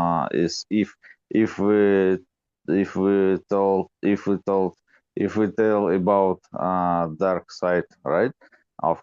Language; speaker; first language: English; non-native, learner; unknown